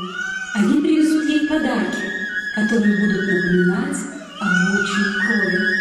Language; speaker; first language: Russian; native; Russian